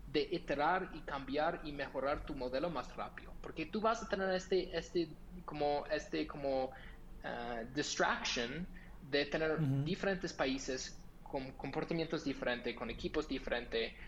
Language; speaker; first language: Spanish; non-native, fluent; English